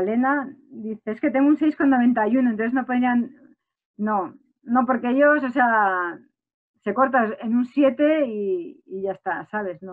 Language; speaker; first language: Spanish; native; Spanish